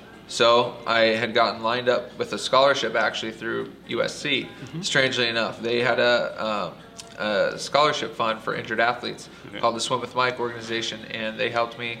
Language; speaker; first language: English; native; English